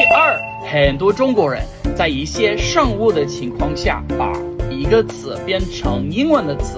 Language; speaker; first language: Chinese; non-native, fluent; English